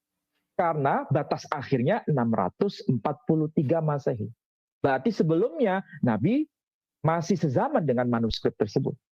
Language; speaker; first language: Indonesian; native; Indonesian